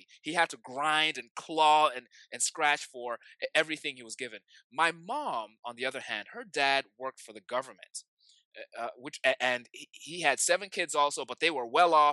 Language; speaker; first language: English; non-native, local second language; Yoruba